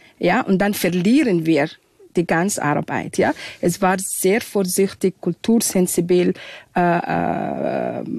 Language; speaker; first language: German; non-native, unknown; Arabic